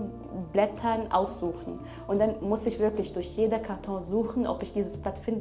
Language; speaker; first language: German; non-native, fluent; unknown